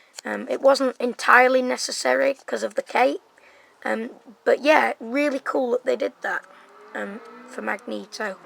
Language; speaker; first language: English; native; English